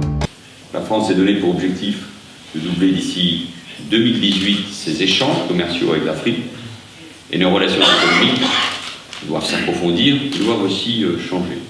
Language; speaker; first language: French; native; French